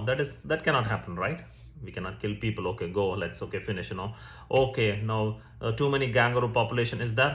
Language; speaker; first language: English; non-native, local second language; Tamil